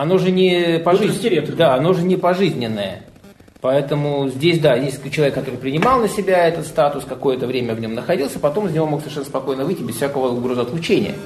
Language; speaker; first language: Russian; native; Russian